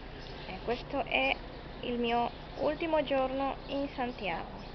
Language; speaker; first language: Italian; non-native, learner; Spanish